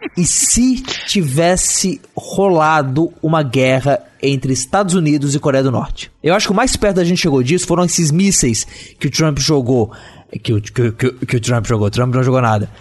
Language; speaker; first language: Portuguese; native; Portuguese